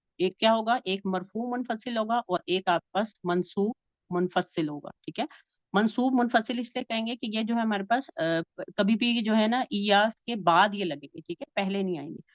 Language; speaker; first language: Urdu; native; Urdu